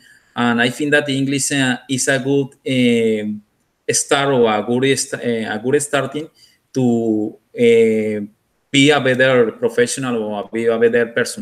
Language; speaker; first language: English; non-native, learner; Spanish